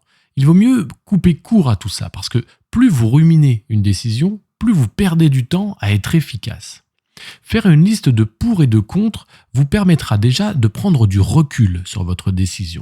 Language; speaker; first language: French; native; French